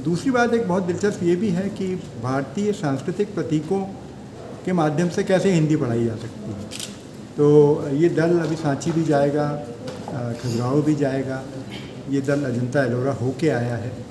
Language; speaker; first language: Hindi; native; Hindi